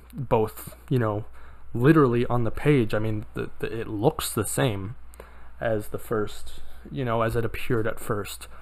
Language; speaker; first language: English; native; English